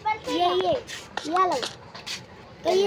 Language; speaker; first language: Hindi; non-native, learner; Bangla